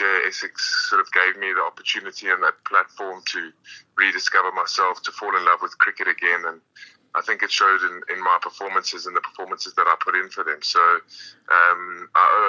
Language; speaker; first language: English; native; English